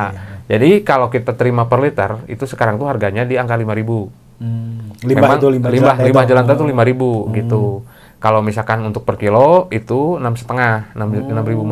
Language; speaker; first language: Indonesian; non-native, local second language; Sundanese